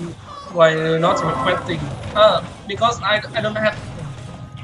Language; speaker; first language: English; non-native, learner; Vietnamese